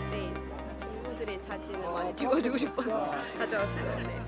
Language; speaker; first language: Korean; non-native, learner; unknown